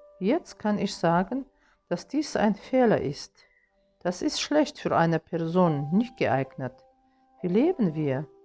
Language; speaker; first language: German; non-native, fluent; Russian